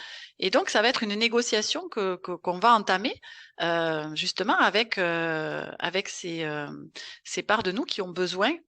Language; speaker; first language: French; native; French